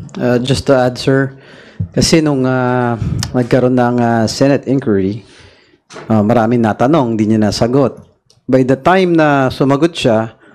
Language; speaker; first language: Filipino; native; Filipino